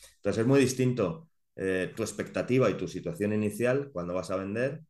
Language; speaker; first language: Spanish; native; Spanish